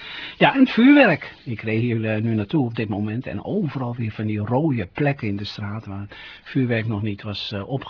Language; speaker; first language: Dutch; native; Dutch